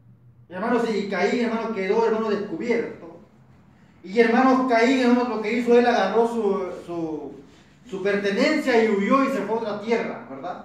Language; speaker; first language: Spanish; native; Spanish